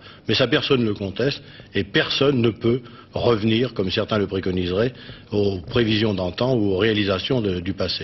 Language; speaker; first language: French; native; French